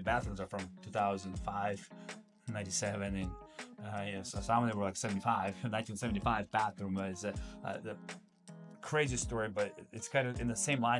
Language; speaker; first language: English; non-native, fluent; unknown